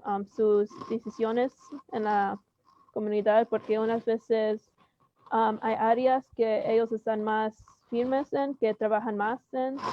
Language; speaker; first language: Spanish; early bilingual, heritage; Spanish